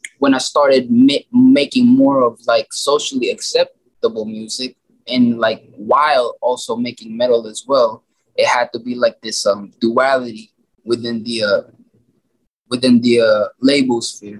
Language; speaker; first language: English; non-native, local second language; Filipino